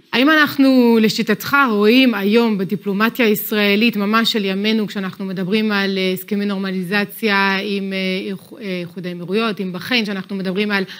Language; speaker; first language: Hebrew; native; Hebrew